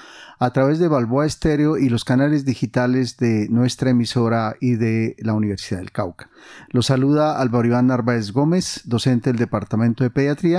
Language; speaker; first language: Spanish; native; Spanish